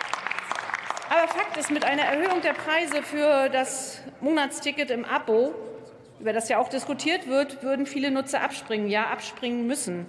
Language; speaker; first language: German; native; German